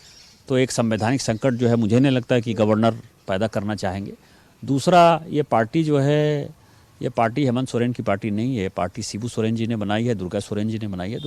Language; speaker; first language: Hindi; native; Hindi